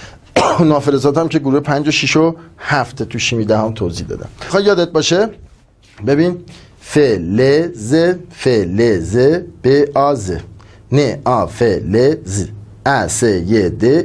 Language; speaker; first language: Persian; native; Persian